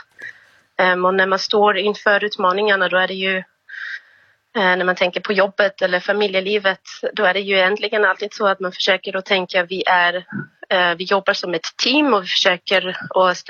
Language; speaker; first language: Swedish; non-native, fluent; German